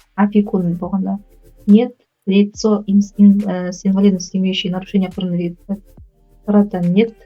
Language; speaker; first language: Russian; non-native, local second language; Kazakh